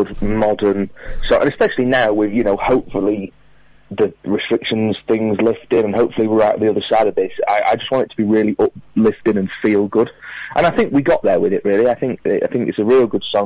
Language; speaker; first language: English; native; English